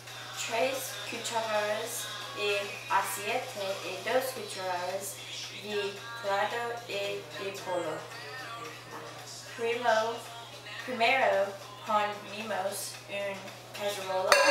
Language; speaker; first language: Spanish; non-native, learner; English